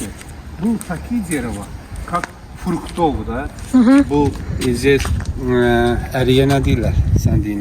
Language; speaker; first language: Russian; non-native, local second language; Azerbaijani